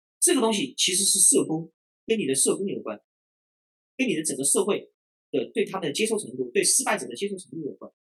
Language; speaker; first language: Chinese; non-native, local second language; Cantonese